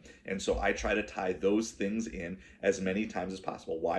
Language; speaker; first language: English; native; English